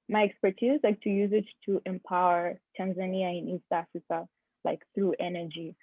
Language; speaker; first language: English; non-native, local second language; Swahili